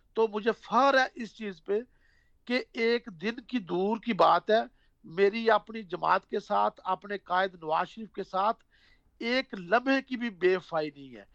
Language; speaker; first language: Urdu; non-native, local second language; Punjabi